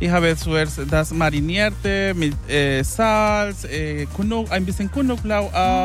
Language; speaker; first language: German; non-native, learner; Spanish